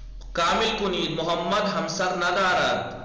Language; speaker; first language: Persian; non-native, fluent; Urdu